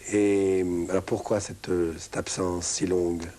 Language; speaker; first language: French; native; French